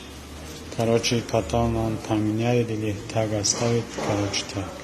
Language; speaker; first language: Russian; non-native, local second language; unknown